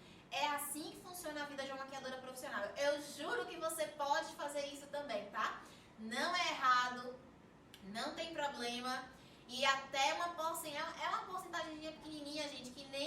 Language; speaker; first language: Portuguese; native; Portuguese